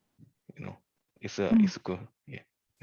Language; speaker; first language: English; non-native, learner; Korean